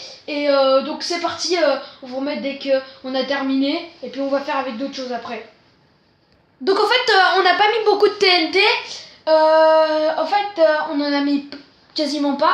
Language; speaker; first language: French; native; French